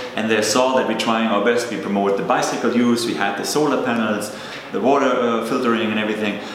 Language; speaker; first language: English; non-native, fluent; German